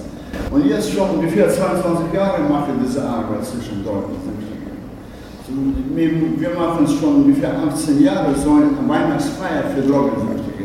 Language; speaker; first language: German; non-native, learner; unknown